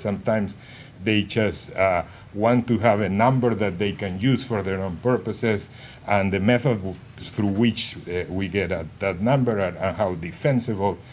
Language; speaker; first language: English; non-native, fluent; Spanish